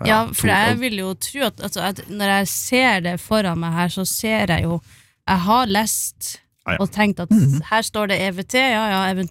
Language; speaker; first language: Norwegian; native; Norwegian